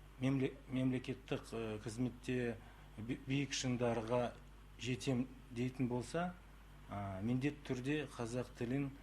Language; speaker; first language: Kazakh; non-native, local second language; Russian